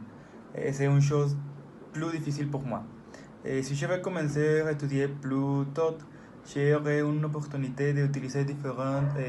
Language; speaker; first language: French; non-native, learner; Spanish